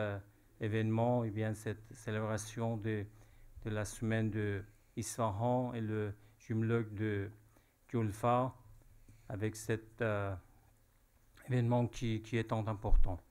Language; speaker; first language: French; non-native, fluent; Persian